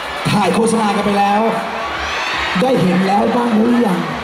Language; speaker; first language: Thai; native; Thai